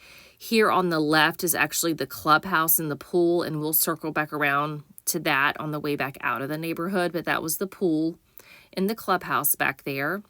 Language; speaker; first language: English; native; English